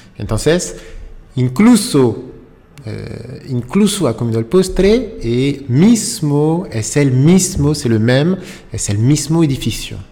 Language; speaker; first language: Spanish; non-native, fluent; French